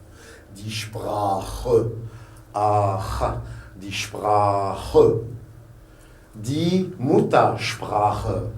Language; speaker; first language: German; non-native, fluent; Arabic